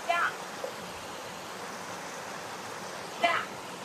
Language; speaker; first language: Cebuano; non-native, local second language; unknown